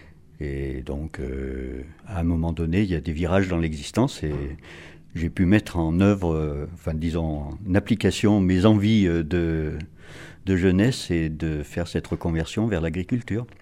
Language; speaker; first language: French; native; French